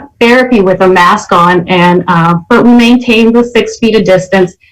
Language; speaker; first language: English; native; English